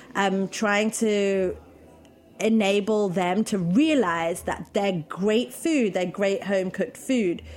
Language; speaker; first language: English; native; English